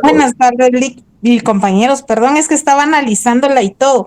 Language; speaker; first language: Spanish; native; Spanish